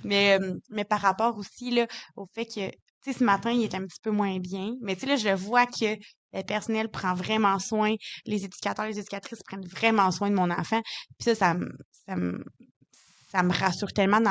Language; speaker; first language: French; native; French